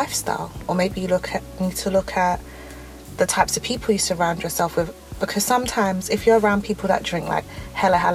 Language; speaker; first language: English; native; English